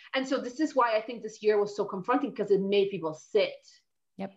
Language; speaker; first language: English; non-native, fluent; Polish